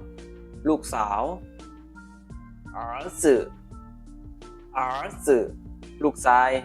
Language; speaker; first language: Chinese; non-native, fluent; Lao